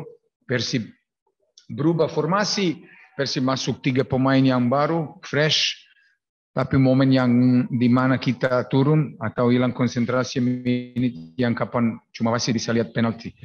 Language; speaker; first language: Indonesian; non-native, learner; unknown